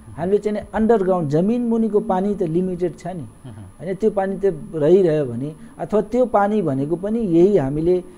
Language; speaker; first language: Nepali; non-native, local second language; Awadhi